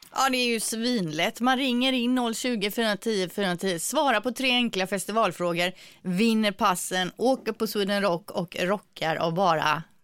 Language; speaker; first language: Swedish; native; Swedish